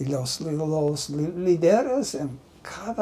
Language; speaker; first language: Spanish; non-native, learner; English